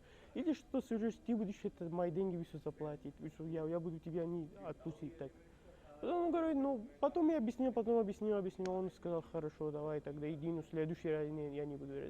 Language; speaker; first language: Russian; non-native, learner; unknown